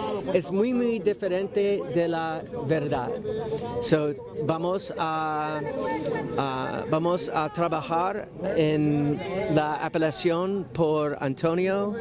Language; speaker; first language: Spanish; non-native, learner; English